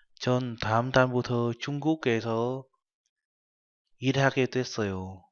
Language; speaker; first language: Korean; non-native, fluent; Vietnamese